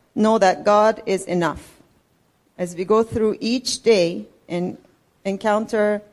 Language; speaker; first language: English; non-native, fluent; Persian